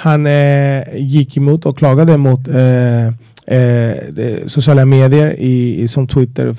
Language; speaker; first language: Swedish; non-native, fluent; Spanish